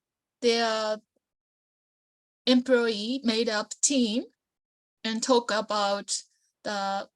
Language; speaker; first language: English; non-native, learner; Japanese